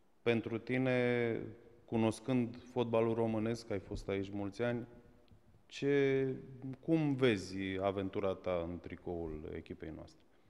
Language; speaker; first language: Romanian; native; Romanian